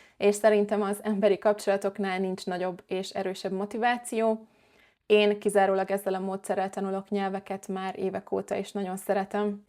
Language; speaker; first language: Hungarian; native; Hungarian